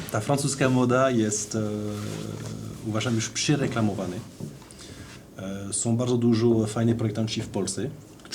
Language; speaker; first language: Polish; non-native, fluent; French